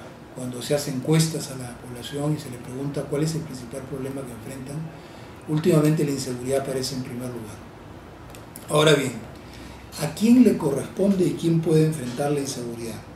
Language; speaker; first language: Spanish; native; Spanish